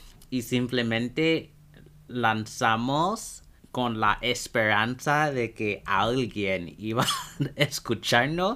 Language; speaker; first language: Spanish; non-native, fluent; English